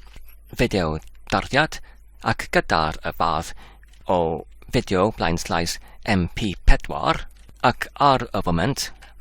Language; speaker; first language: Welsh; non-native, learner; English